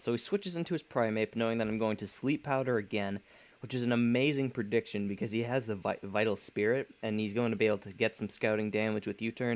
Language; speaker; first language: English; native; English